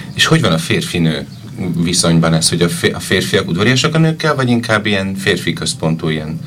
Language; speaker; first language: Hungarian; native; Hungarian